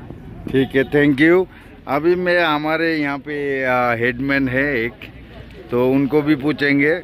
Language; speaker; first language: Hindi; non-native, local second language; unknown